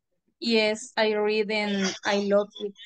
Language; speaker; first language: English; non-native, learner; Spanish